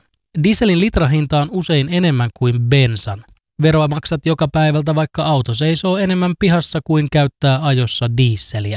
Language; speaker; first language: Finnish; native; Finnish